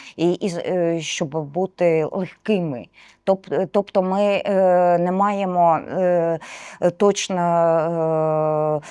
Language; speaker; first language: Ukrainian; non-native, local second language; Russian